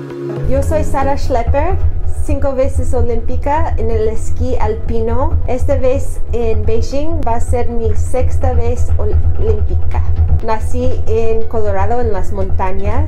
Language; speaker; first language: Spanish; non-native, fluent; English